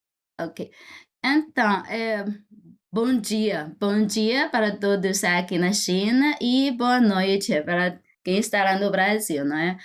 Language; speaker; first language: Portuguese; non-native, fluent; Chinese